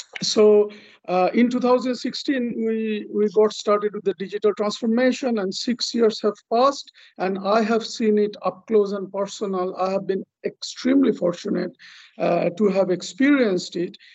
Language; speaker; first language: English; non-native, local second language; Bangla